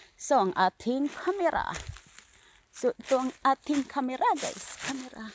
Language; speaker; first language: Filipino; non-native, local second language; Cebuano